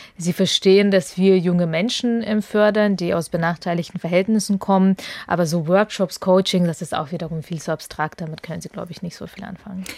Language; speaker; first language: German; early bilingual, other home language; Russian